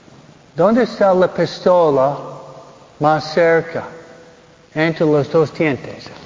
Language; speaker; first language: Spanish; non-native, fluent; English